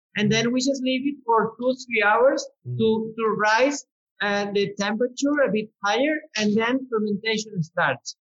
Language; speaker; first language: English; non-native, fluent; Spanish